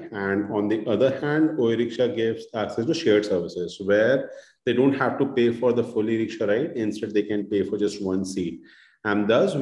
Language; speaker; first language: English; non-native, local second language; Hindi